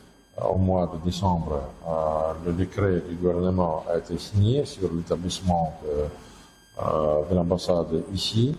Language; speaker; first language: French; non-native, fluent; Russian